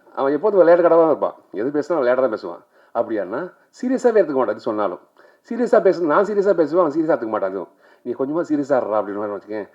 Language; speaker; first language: Tamil; native; Tamil